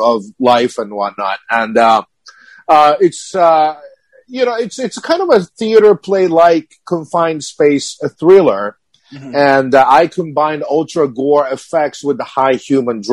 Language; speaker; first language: English; non-native, fluent; Japanese